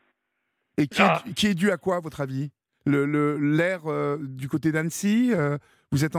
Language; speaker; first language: French; native; French